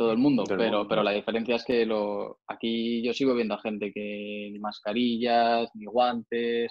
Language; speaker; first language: Spanish; native; Spanish